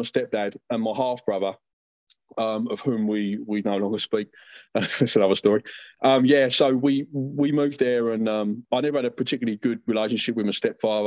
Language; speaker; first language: English; native; English